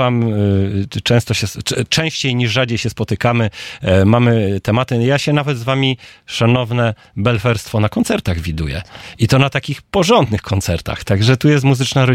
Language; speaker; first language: Polish; native; Polish